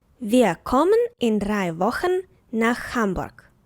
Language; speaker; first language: German; non-native, fluent; Ukrainian